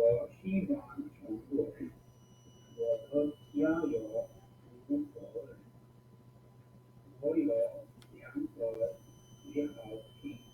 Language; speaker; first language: Chinese; non-native, learner; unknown